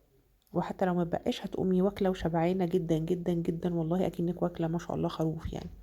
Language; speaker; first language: Arabic; native; Arabic